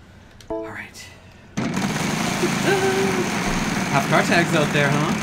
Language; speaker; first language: English; native; English